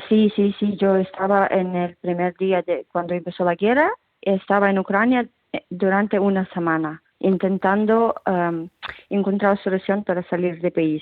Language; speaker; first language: Spanish; non-native, fluent; Ukrainian